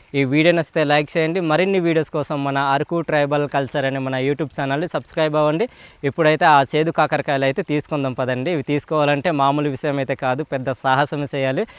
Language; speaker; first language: Telugu; non-native, local second language; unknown